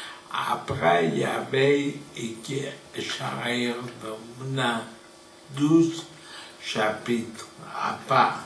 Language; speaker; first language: French; non-native, fluent; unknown